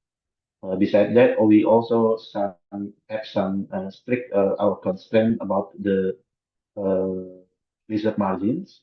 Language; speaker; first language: English; non-native, fluent; Indonesian